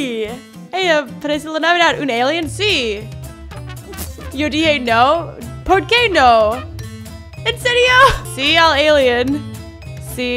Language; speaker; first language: Spanish; non-native, learner; English